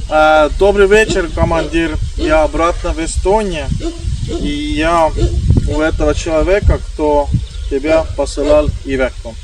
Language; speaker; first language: Russian; non-native, learner; Estonian